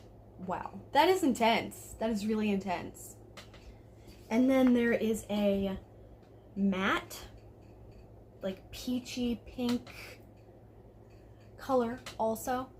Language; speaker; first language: English; native; English